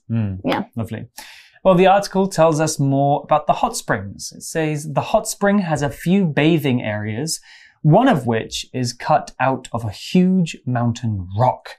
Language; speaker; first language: English; native; English